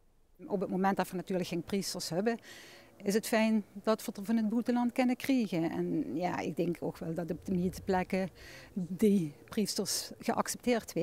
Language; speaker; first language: Dutch; native; Dutch